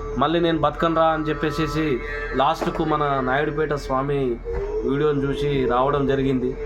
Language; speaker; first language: Telugu; non-native, local second language; Lambadi